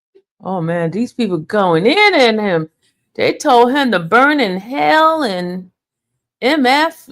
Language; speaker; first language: English; native; English